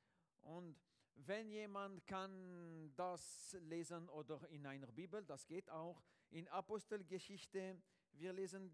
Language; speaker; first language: German; non-native, learner; French